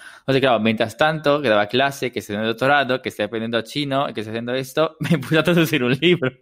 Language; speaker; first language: Spanish; non-native, fluent; Italian